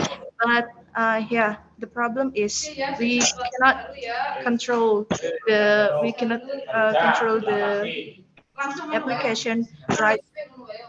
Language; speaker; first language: English; non-native, fluent; Indonesian